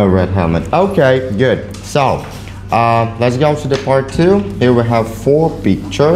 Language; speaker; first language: English; non-native, fluent; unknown